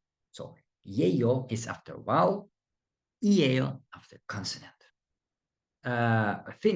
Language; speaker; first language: Korean; non-native, fluent; Russian